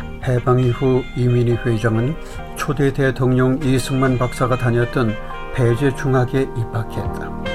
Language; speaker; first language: Korean; native; Korean